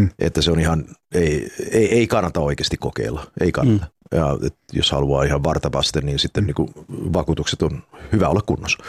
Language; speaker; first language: Finnish; early bilingual, heritage; Finnish